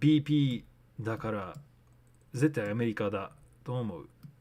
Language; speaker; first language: Japanese; non-native, learner; English